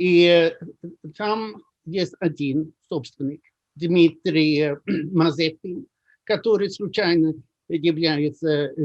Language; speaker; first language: Russian; non-native, fluent; Swedish